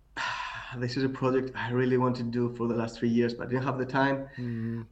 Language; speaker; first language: English; non-native, fluent; Greek